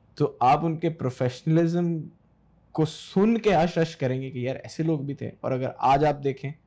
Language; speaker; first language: Urdu; native; Urdu